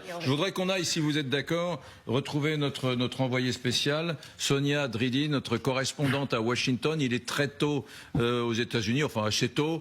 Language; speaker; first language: French; native; French